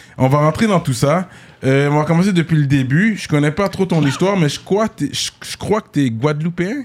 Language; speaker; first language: French; native; French